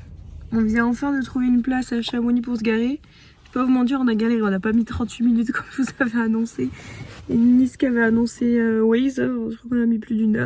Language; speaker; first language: French; native; French